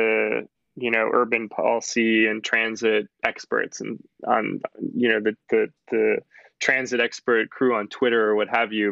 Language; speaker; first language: English; native; English